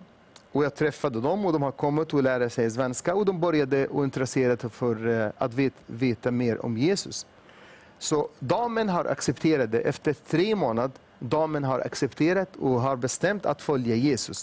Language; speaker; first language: Swedish; non-native, fluent; Arabic